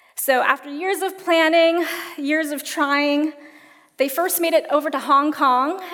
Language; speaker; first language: English; native; English